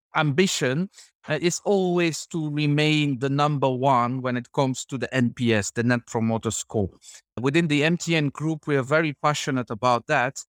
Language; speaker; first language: English; non-native, fluent; Dutch